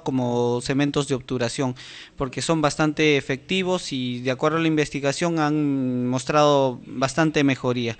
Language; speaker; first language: Spanish; native; Spanish